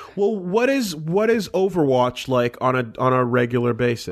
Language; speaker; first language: English; native; English